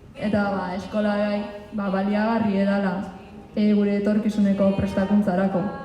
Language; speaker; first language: Basque; native; Basque